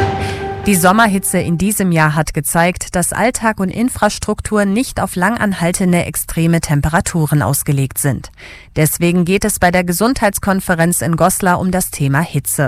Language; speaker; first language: German; native; German